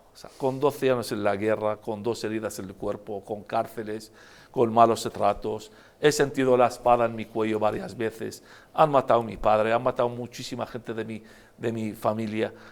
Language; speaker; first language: Spanish; non-native, fluent; Arabic